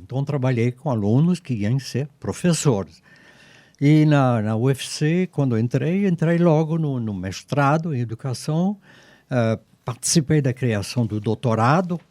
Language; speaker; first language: Portuguese; non-native, fluent; French